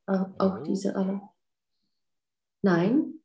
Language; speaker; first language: German; non-native, fluent; Czech